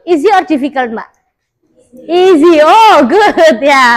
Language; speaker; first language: English; non-native, learner; Indonesian